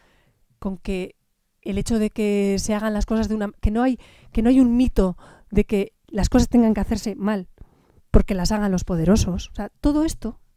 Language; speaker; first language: Spanish; native; Spanish